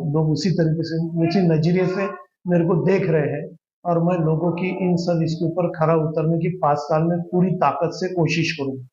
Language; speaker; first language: Hindi; non-native, local second language; Marathi